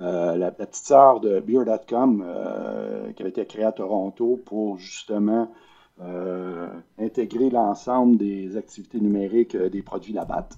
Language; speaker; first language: French; native; French